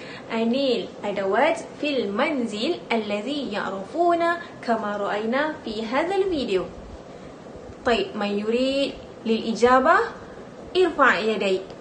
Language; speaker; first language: Arabic; non-native, learner; Malay